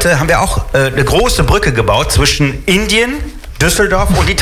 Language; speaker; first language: German; native; German